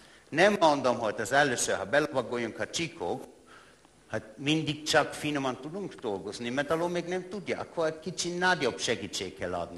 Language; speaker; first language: Hungarian; non-native, learner; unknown